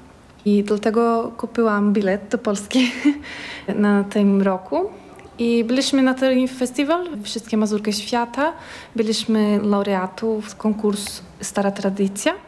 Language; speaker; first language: Polish; non-native, learner; Portuguese